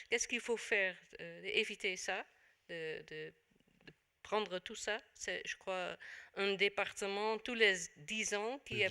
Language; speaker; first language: French; non-native, fluent; Dutch